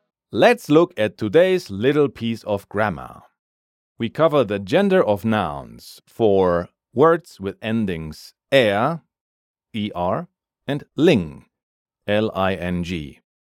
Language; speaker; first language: English; non-native, fluent; German